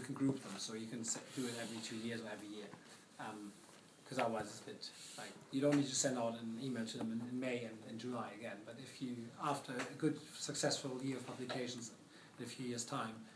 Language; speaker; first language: English; non-native, fluent; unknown